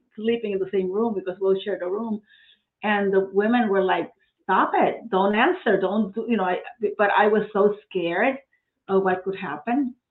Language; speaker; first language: English; non-native, fluent; Spanish